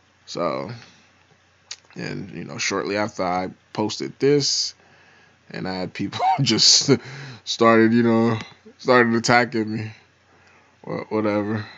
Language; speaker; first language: English; native; English